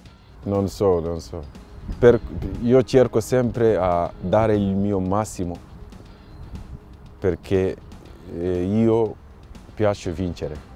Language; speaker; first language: Italian; non-native, fluent; French